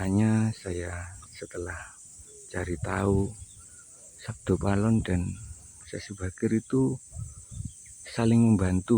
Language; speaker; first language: Indonesian; non-native, local second language; Javanese